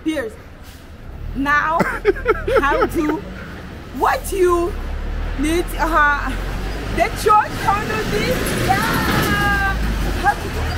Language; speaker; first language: English; non-native, learner; Portuguese